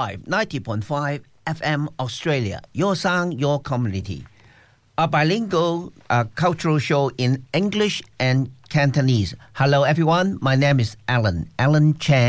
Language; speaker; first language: English; non-native, local second language; Cantonese